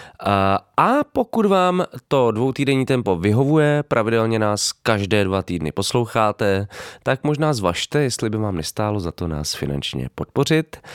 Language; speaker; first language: Czech; native; Czech